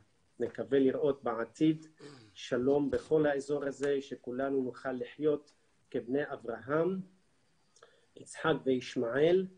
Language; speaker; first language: Hebrew; non-native, fluent; Arabic